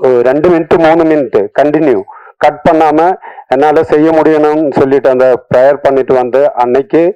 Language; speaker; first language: Tamil; non-native, learner; Malayalam